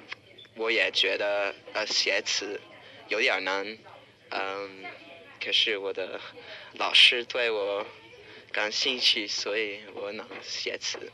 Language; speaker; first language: Chinese; non-native, learner; English